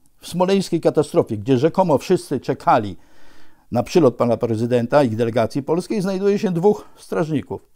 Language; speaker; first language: Polish; native; Polish